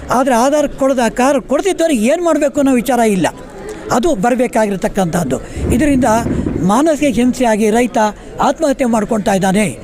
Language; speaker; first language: Kannada; native; Kannada